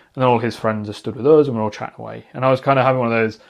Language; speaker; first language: English; native; English